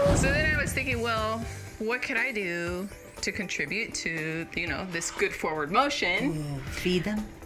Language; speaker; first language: English; native; English